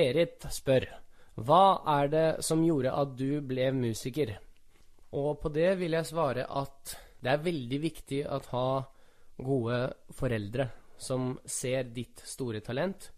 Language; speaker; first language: Norwegian; early bilingual, other home language; Russian